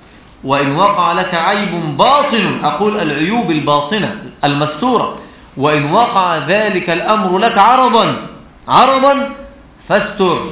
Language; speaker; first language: Arabic; native; Arabic